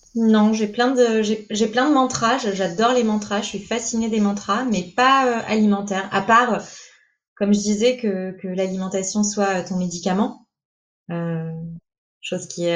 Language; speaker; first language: French; native; French